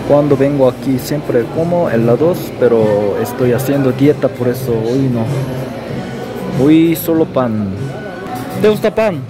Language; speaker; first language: Spanish; non-native, learner; Korean